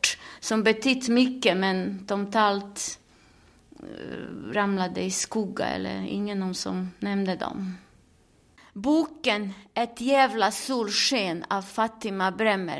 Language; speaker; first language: Swedish; non-native, fluent; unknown